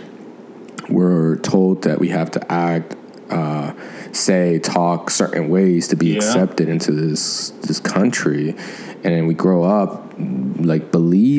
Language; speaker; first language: English; native; English